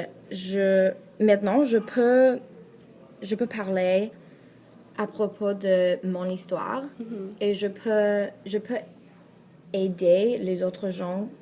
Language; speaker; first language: French; non-native, learner; Persian